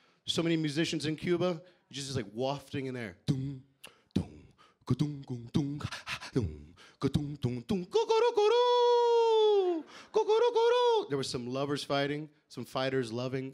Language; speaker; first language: English; early bilingual, other home language; Spanish